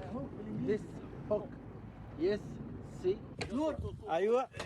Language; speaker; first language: English; non-native, learner; Arabic